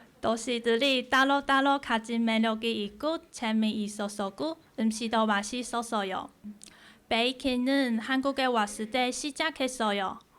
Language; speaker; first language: Korean; non-native, fluent; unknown